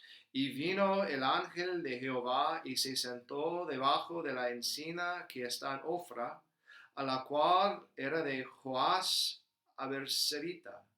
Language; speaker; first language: Spanish; non-native, fluent; English